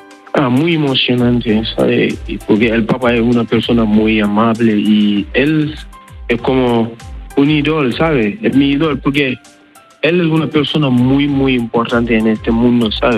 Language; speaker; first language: Spanish; non-native, learner; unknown